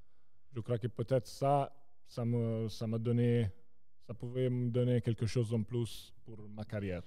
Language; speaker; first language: French; non-native, local second language; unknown